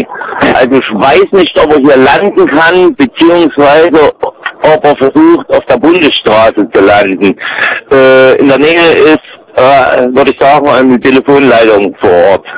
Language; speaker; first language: German; native; German